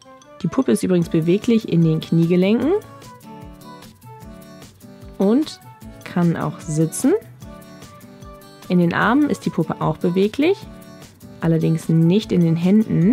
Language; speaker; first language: German; native; German